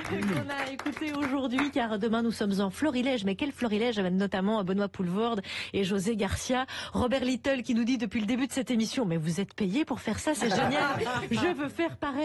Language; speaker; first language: French; native; French